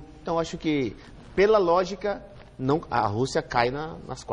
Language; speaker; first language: Portuguese; native; Portuguese